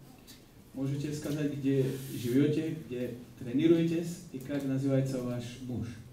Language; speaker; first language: Russian; non-native, learner; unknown